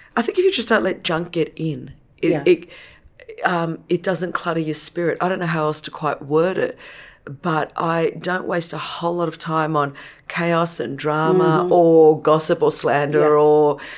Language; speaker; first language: English; non-native, local second language; Greek